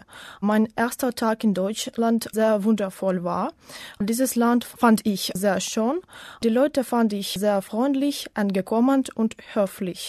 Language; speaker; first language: German; non-native, learner; Ukrainian